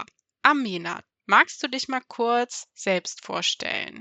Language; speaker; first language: German; native; German